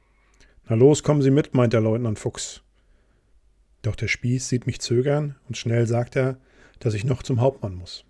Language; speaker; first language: German; native; German